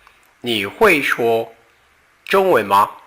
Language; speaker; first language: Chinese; non-native, learner; Portuguese